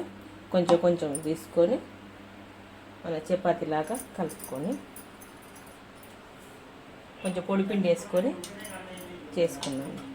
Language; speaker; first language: Telugu; native; Telugu